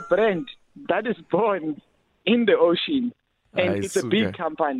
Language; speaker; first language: English; non-native, local second language; Xhosa